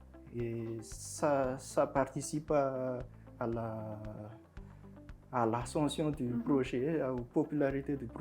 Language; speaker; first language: French; non-native, local second language; Malagasy